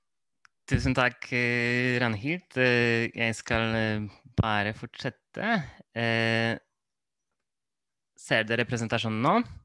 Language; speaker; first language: Norwegian; non-native, fluent; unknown